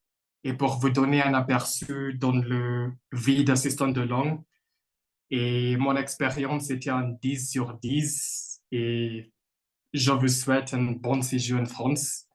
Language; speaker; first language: French; non-native, fluent; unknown